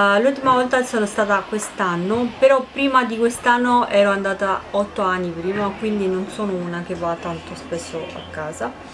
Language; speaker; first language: Italian; non-native, fluent; Romanian